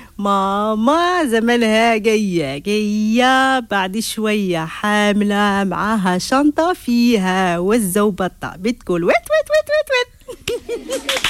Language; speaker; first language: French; non-native, local second language; Arabic